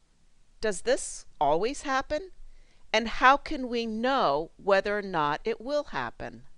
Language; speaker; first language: English; native; English